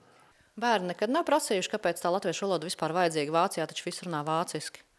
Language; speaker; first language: Latvian; native; Latvian